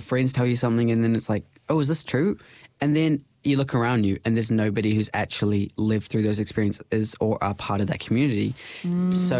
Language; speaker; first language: English; native; English